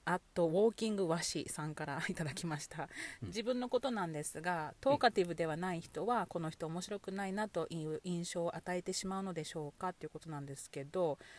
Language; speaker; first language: Japanese; native; Japanese